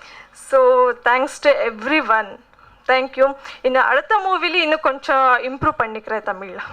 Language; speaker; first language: Tamil; non-native, learner; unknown